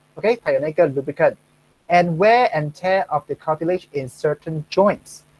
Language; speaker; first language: English; non-native, local second language; Chinese